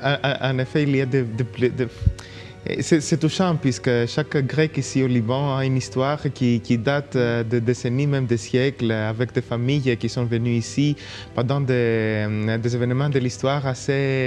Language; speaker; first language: French; non-native, local second language; Greek